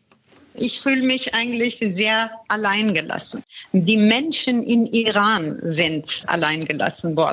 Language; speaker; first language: German; non-native, fluent; Persian